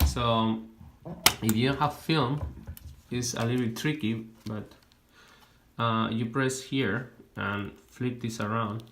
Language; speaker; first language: English; non-native, fluent; Spanish